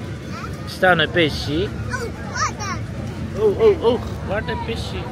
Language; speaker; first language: Italian; non-native, fluent; Filipino